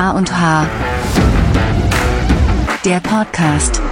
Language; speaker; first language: German; native; German